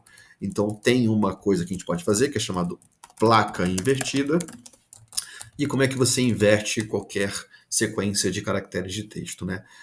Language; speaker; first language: Portuguese; native; Portuguese